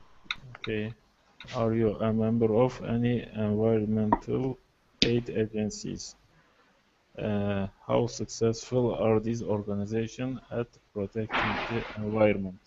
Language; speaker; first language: English; non-native, learner; Turkish